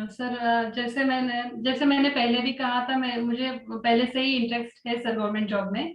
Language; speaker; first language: Hindi; non-native, local second language; Kannada